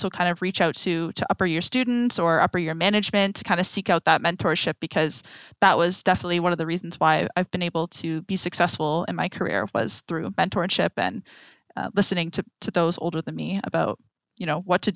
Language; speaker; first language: English; native; English